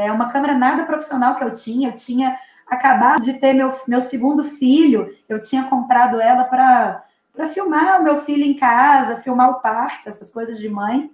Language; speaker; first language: Portuguese; native; Portuguese